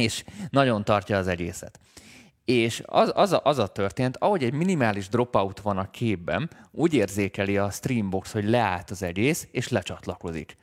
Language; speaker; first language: Hungarian; native; Hungarian